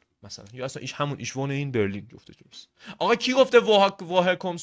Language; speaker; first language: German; non-native, fluent; Persian